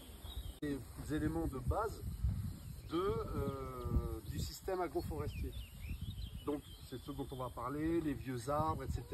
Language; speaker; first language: French; native; French